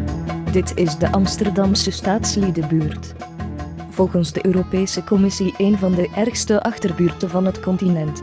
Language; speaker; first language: Dutch; native; Dutch